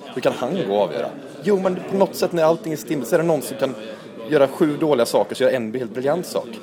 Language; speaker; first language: Swedish; native; Swedish